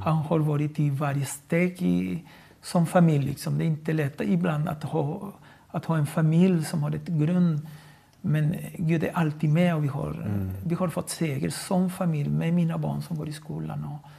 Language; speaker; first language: Swedish; non-native, fluent; Spanish